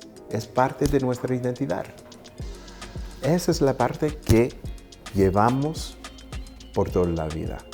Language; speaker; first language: Spanish; early bilingual, heritage; Spanish